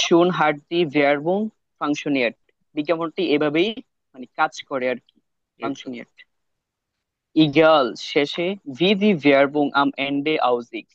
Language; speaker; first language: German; non-native, learner; Bangla